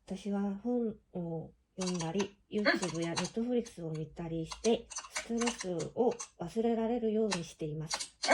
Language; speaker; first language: Japanese; non-native, learner; Korean